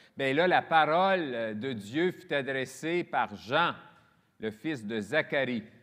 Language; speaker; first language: French; native; French